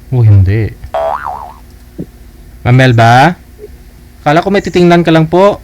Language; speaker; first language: Filipino; native; Filipino